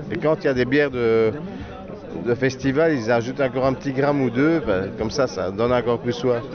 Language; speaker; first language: French; native; French